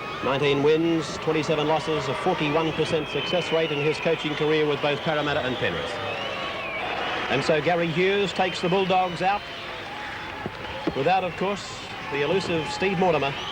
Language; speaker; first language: English; native; English